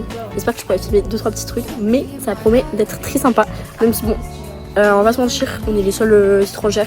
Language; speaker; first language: French; native; French